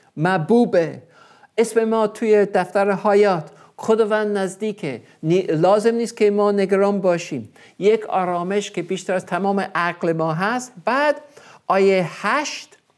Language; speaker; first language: Persian; non-native, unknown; English